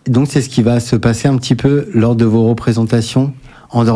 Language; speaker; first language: French; native; French